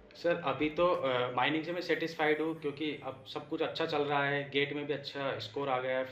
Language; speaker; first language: Hindi; native; Hindi